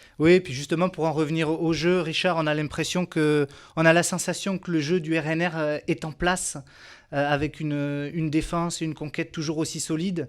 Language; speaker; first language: French; native; French